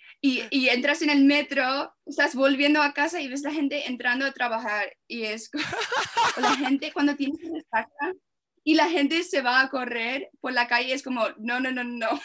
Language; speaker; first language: Spanish; non-native, fluent; English